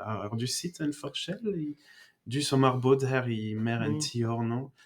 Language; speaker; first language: Norwegian; non-native, fluent; French